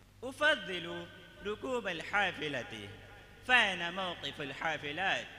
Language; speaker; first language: Arabic; non-native, fluent; Urdu